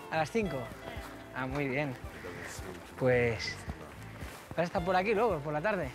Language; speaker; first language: Spanish; native; Spanish